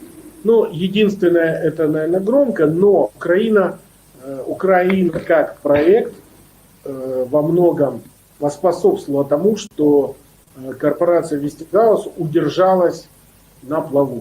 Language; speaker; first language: Russian; native; Russian